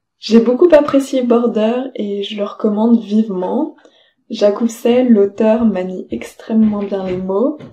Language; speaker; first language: French; non-native, fluent; Italian